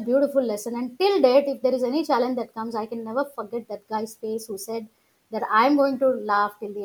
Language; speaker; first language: English; non-native, local second language; Gujarati